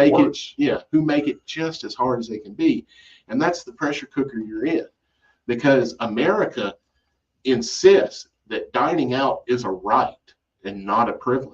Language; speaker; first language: English; native; English